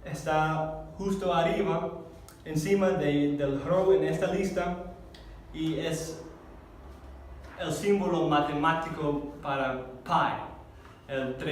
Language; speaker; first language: Spanish; non-native, fluent; English